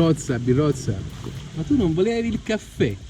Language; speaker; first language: Italian; native; Italian